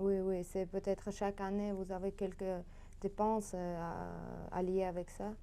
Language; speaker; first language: French; non-native, learner; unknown